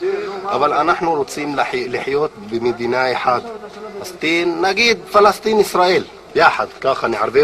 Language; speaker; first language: Hebrew; non-native, local second language; Arabic